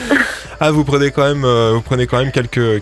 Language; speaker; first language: French; native; French